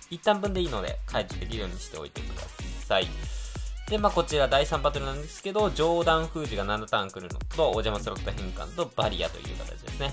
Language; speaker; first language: Japanese; native; Japanese